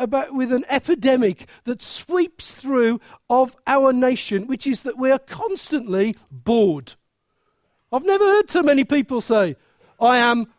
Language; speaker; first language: English; native; English